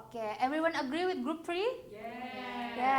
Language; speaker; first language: English; non-native, learner; Indonesian